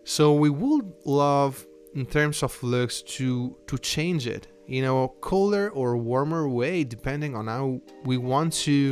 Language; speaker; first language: English; non-native, fluent; Italian